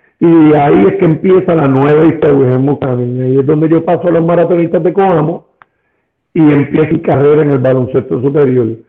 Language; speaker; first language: Spanish; native; Spanish